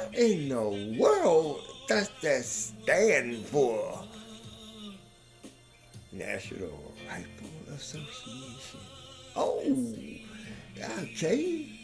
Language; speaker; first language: English; native; English